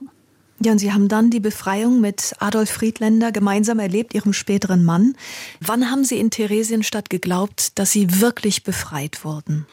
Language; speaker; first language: German; native; German